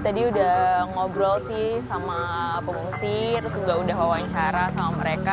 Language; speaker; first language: Indonesian; native; Indonesian